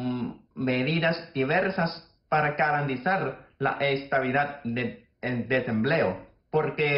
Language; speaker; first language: Spanish; non-native, fluent; Chinese